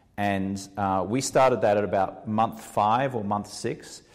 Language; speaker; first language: English; native; English